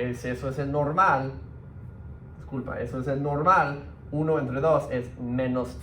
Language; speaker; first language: Spanish; early bilingual, heritage; Spanish